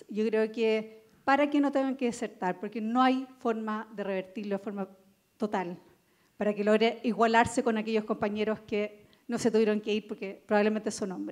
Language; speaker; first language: Spanish; native; Spanish